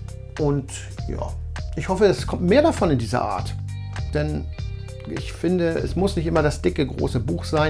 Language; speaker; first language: German; native; German